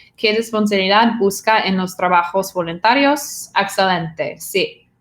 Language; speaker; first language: Spanish; non-native, fluent; English